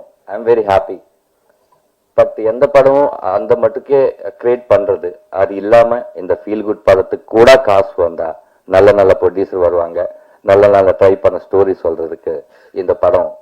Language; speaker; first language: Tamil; non-native, learner; Telugu